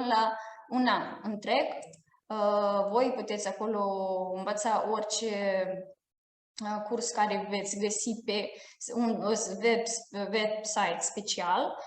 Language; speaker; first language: Romanian; non-native, fluent; Russian